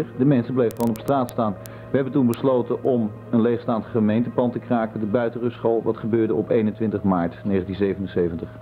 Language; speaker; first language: Dutch; native; Dutch